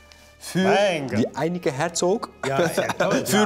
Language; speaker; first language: German; non-native, learner; Dutch